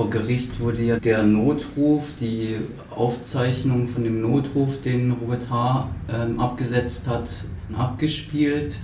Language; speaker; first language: German; native; German